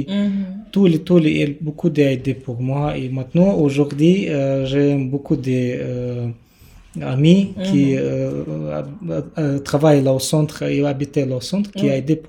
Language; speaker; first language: French; non-native, learner; Romanian